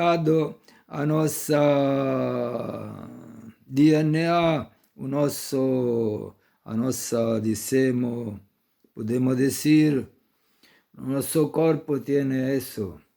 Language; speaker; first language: Portuguese; non-native, fluent; Italian